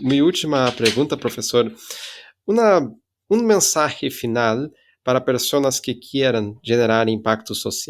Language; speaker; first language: Spanish; non-native, fluent; Portuguese